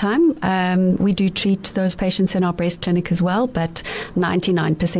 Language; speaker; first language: English; native; English